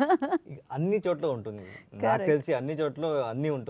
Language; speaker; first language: Telugu; non-native, learner; Kannada